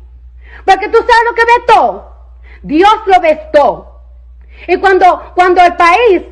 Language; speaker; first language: Spanish; early bilingual, heritage; Spanish